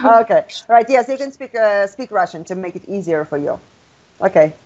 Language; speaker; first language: English; non-native, fluent; Russian